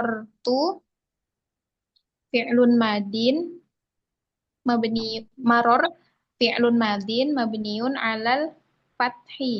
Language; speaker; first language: Arabic; non-native, learner; Indonesian